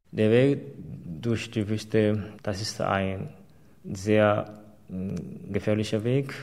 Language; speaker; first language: German; non-native, fluent; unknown